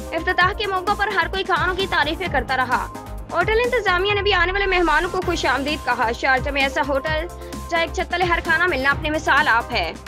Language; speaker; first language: Urdu; native; Urdu